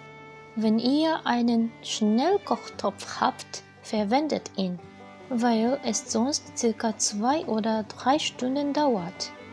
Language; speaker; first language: German; non-native, fluent; Japanese